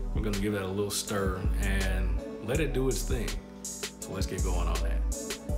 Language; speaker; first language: English; native; English